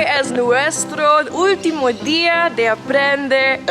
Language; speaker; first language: Spanish; non-native, learner; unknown